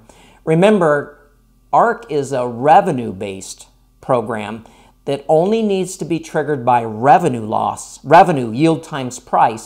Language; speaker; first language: English; native; English